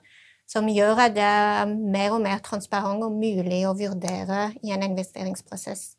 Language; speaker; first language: Norwegian; non-native, fluent; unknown